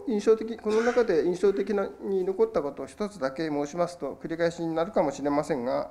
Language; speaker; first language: Japanese; native; Japanese